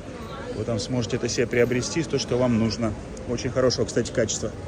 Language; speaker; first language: Russian; native; Russian